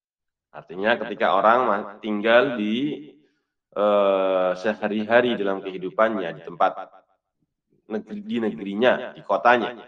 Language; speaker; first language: Indonesian; native; Indonesian